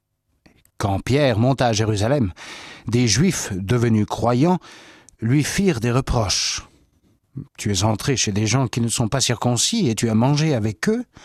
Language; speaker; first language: French; native; French